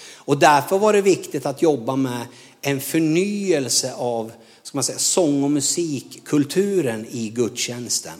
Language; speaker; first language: Swedish; native; Swedish